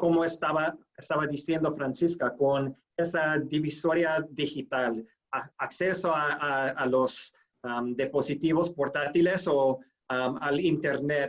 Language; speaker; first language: Spanish; non-native, fluent; English